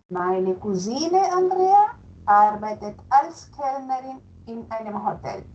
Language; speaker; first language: German; non-native, fluent; Spanish